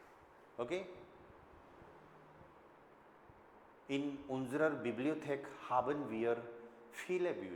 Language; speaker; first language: German; non-native, fluent; Hindi